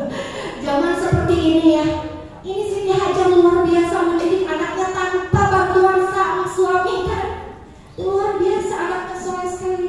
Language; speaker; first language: Indonesian; non-native, local second language; Sundanese